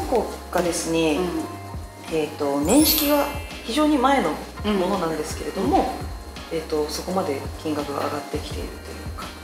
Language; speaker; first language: Japanese; native; Japanese